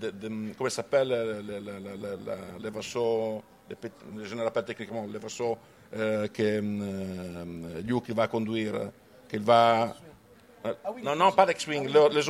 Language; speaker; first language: French; non-native, learner; Italian